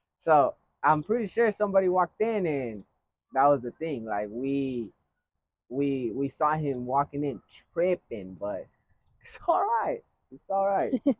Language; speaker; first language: English; early bilingual, other home language; Spanish